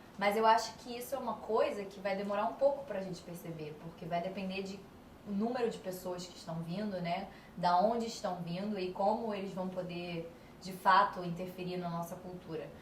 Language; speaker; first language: Portuguese; early bilingual, other home language; French